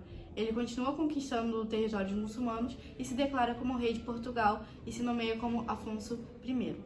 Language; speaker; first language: Portuguese; native; Portuguese